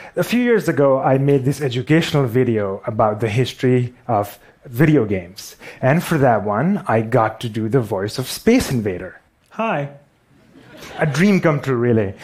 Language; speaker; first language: English; non-native, local second language; Urdu